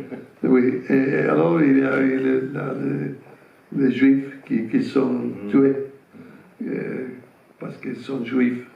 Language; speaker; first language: French; non-native, fluent; Italian